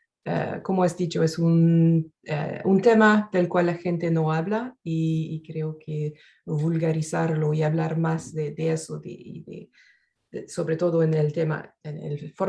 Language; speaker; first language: Spanish; non-native, fluent; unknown